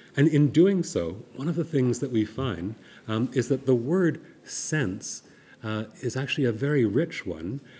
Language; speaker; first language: English; native; English